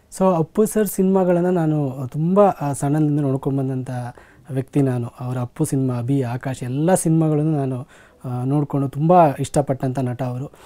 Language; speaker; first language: Kannada; native; Kannada